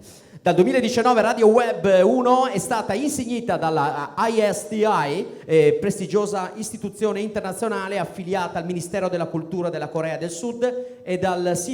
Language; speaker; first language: Italian; native; Italian